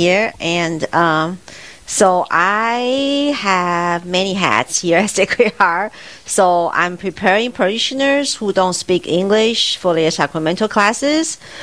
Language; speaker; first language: English; non-native, fluent; Chinese